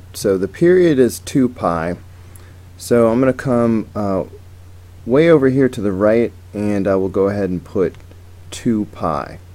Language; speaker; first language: English; native; English